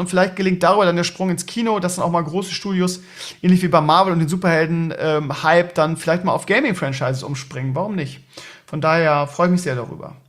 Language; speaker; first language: German; native; German